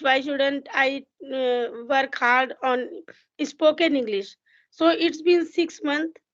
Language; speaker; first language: English; non-native, local second language; Hindi